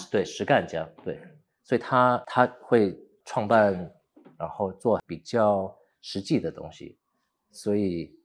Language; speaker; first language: Chinese; early bilingual, heritage; Chinese